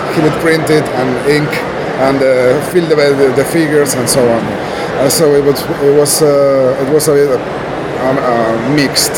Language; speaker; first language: English; non-native, fluent; Spanish